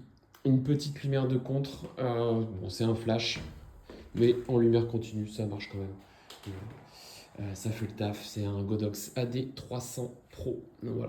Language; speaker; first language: French; native; French